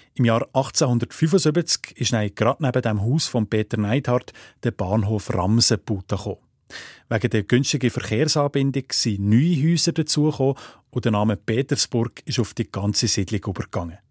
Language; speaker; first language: German; native; German